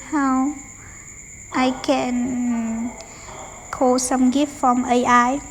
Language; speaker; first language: English; non-native, learner; Vietnamese